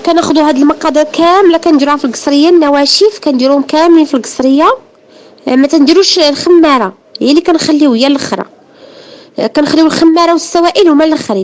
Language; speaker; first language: Arabic; native; Arabic